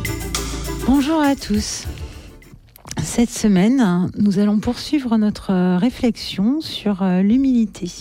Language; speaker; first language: French; native; French